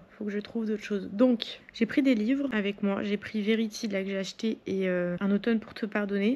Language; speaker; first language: French; native; French